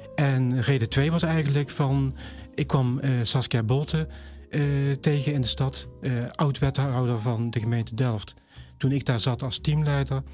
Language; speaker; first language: Dutch; native; Dutch